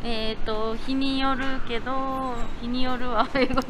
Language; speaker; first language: Japanese; native; Japanese